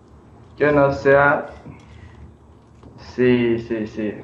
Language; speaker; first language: Spanish; non-native, learner; English